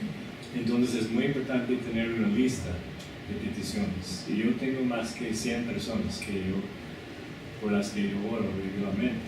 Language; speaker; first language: Spanish; non-native, fluent; English